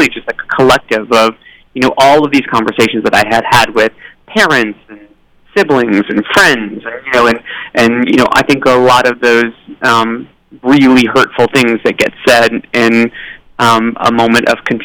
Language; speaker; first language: English; native; English